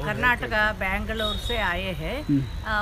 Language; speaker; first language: Hindi; non-native, local second language; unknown